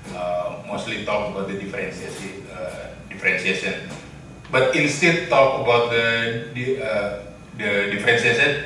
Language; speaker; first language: English; non-native, learner; Indonesian